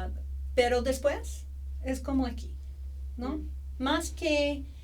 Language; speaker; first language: Spanish; non-native, fluent; English